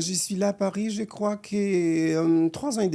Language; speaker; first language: French; non-native, fluent; Portuguese